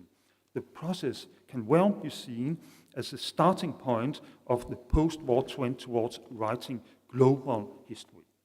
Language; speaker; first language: English; non-native, fluent; Danish